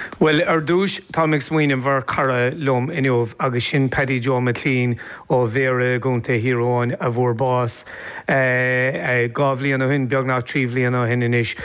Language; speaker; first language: Irish; native; Irish